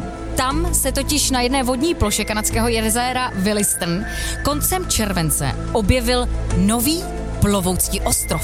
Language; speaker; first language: Czech; native; Czech